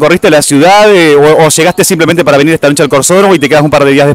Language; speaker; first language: Spanish; native; Spanish